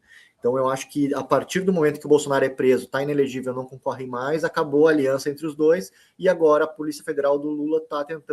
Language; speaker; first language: Portuguese; native; Portuguese